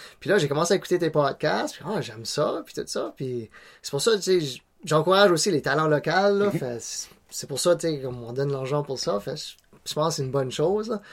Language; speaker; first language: French; non-native, local second language; Cantonese